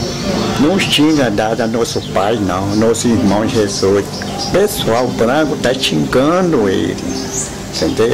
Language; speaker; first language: Portuguese; non-native, local second language; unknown